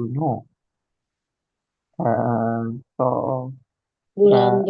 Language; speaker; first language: Japanese; non-native, learner; Indonesian